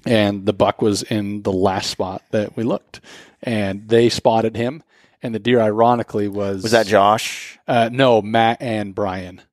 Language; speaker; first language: English; native; English